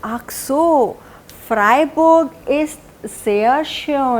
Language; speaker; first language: German; non-native, fluent; Hindi